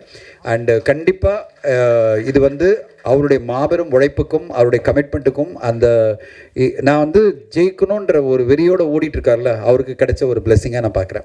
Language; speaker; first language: Tamil; native; Tamil